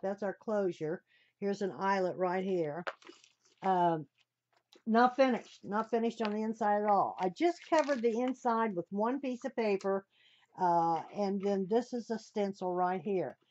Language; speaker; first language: English; native; English